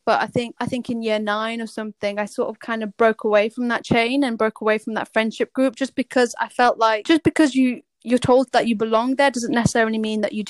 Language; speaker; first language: English; native; English